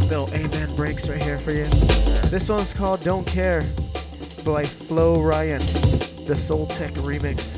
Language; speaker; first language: English; native; English